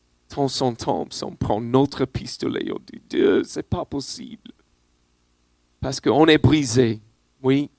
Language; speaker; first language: French; non-native, learner; English